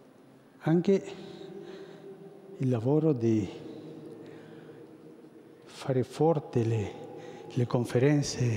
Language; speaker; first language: Italian; non-native, fluent; Spanish